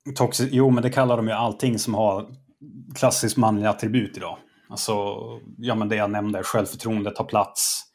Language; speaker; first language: Swedish; native; Swedish